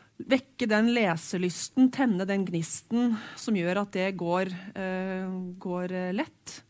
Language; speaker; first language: Norwegian; native; Norwegian